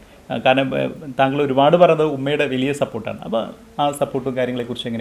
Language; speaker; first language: Malayalam; native; Malayalam